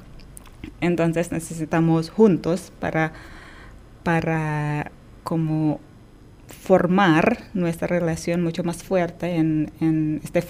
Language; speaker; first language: Spanish; non-native, fluent; Indonesian